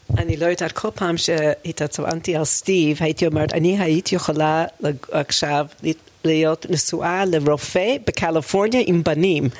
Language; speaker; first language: Hebrew; non-native, fluent; English